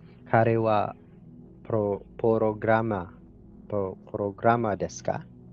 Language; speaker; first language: Japanese; non-native, learner; Cebuano